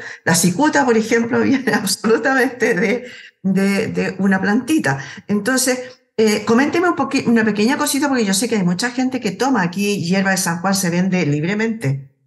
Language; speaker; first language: Spanish; native; Spanish